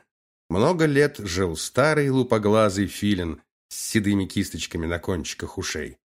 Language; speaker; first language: Russian; native; Russian